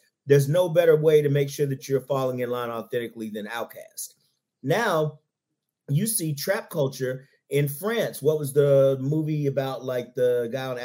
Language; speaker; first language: English; native; English